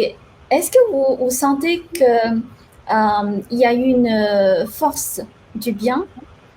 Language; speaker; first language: French; non-native, fluent; Chinese